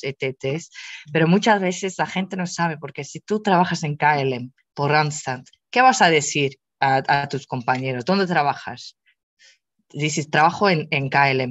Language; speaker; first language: Spanish; non-native, fluent; Dutch